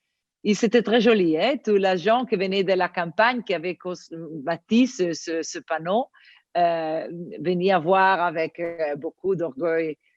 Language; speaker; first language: French; non-native, fluent; Italian